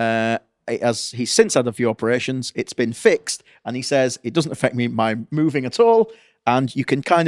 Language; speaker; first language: English; native; English